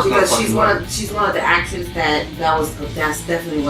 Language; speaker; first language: English; native; English